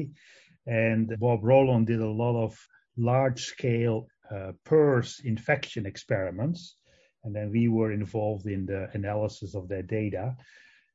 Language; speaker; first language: English; non-native, fluent; Dutch